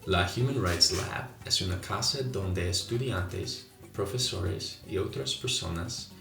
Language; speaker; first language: Spanish; non-native, learner; English